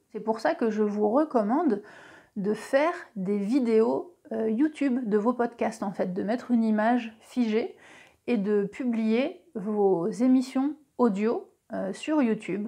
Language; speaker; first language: French; native; French